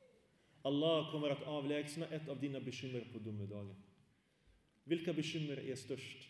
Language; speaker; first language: Swedish; early bilingual, other home language; Arabic